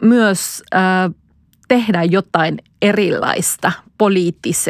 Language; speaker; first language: Finnish; non-native, fluent; Spanish